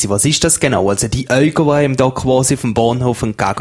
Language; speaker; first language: German; native; German